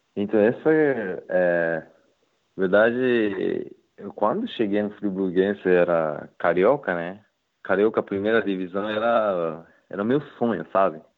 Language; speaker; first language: Portuguese; non-native, learner; Japanese